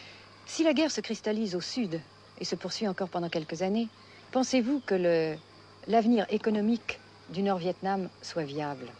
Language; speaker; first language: French; native; French